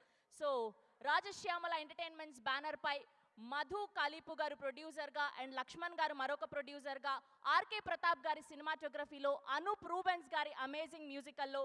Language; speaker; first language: Telugu; native; Telugu